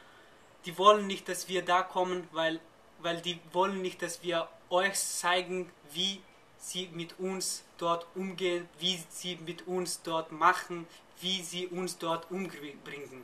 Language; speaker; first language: German; non-native, learner; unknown